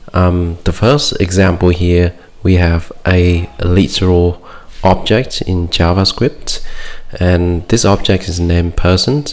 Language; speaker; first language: English; non-native, fluent; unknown